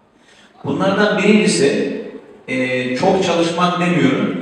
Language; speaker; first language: Turkish; native; Turkish